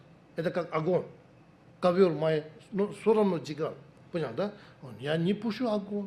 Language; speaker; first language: Russian; non-native, learner; Tibetan